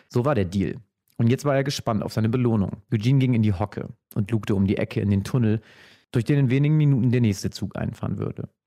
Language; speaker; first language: German; native; German